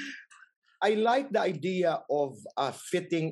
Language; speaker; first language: English; non-native, local second language; Waray